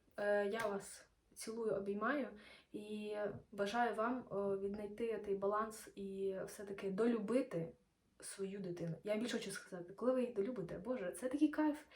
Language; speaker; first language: Ukrainian; non-native, local second language; Russian